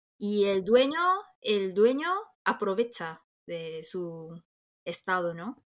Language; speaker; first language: Spanish; early bilingual, other home language; Korean